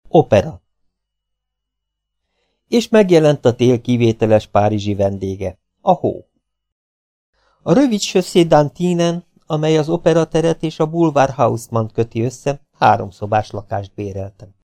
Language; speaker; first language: Hungarian; native; Hungarian